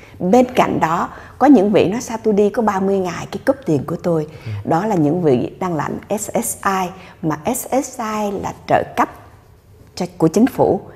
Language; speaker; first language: Vietnamese; native; Vietnamese